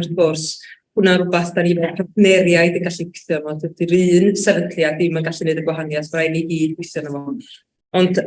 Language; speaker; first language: Welsh; native; Welsh